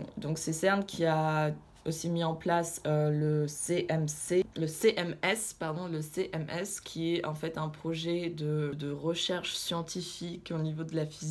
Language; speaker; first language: French; early bilingual, other home language; Russian